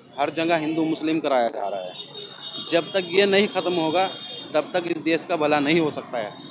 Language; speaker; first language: Hindi; native; Hindi